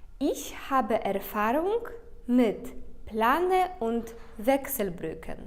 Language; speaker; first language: German; non-native, fluent; Polish